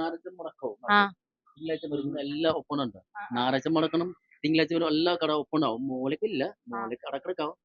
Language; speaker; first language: Malayalam; non-native, local second language; Nepali